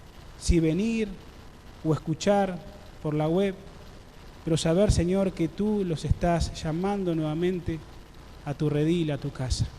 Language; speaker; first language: Spanish; native; Spanish